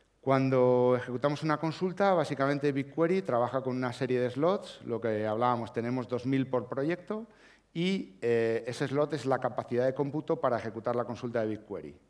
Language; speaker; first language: Spanish; native; Spanish